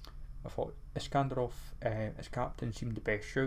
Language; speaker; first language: English; native; English